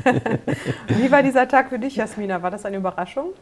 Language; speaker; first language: German; native; German